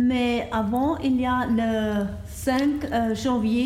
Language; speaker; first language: French; non-native, learner; German